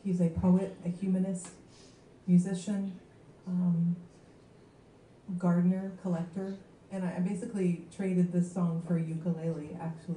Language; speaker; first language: English; early bilingual, other home language; French